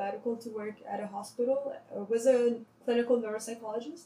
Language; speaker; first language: English; non-native, fluent; Arabic